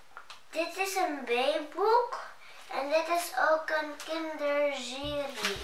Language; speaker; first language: Dutch; early bilingual, other home language; Indonesian